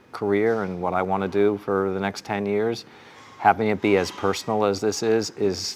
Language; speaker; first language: English; native; English